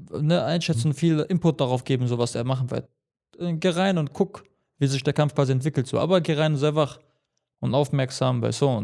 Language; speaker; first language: German; early bilingual, other home language; Chechen